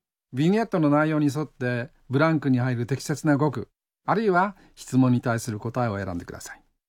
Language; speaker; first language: Japanese; native; Japanese